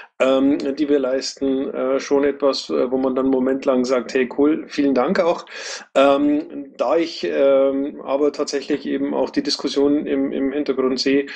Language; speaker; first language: German; native; German